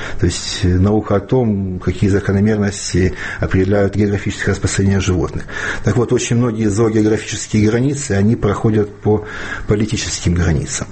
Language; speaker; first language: Russian; native; Russian